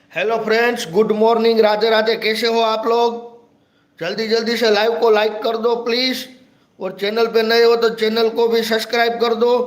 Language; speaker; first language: Hindi; non-native, local second language; Gujarati